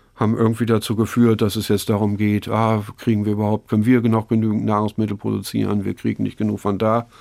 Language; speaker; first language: German; native; German